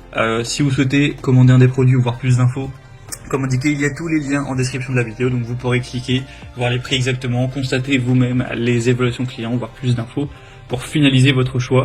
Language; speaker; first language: French; native; French